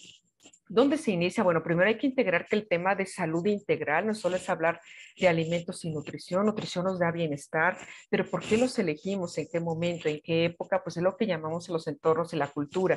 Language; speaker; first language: Spanish; native; Spanish